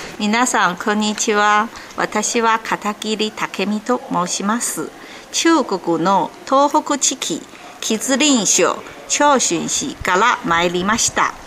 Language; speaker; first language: Japanese; non-native, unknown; Chinese